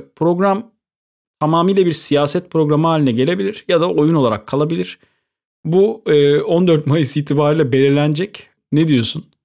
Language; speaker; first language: Turkish; native; Turkish